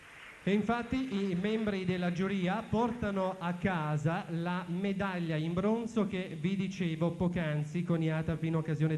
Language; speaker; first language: Italian; native; Italian